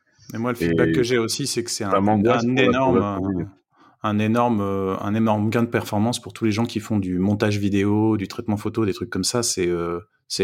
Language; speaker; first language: French; native; French